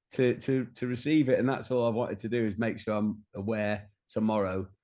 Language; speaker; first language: English; native; English